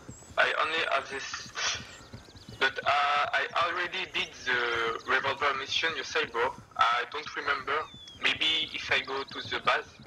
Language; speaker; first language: English; non-native, learner; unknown